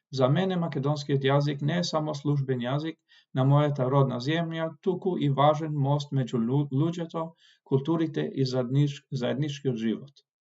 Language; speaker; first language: Macedonian; non-native, local second language; Albanian